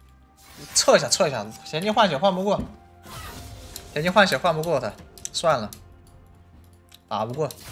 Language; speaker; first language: Chinese; native; Chinese